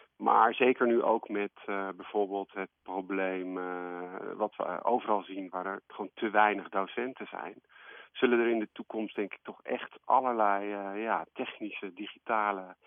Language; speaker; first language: Dutch; native; Dutch